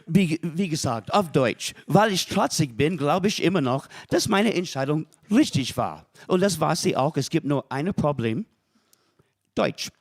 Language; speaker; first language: German; non-native, fluent; English